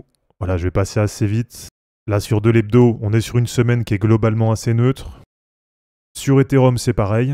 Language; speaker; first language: French; native; French